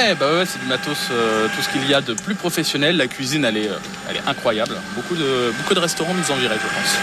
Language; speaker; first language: French; native; French